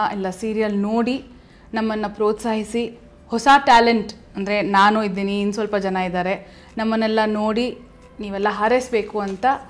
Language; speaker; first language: Kannada; non-native, local second language; Kodava